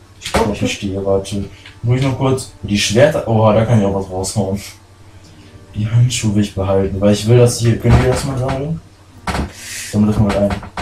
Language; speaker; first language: German; native; German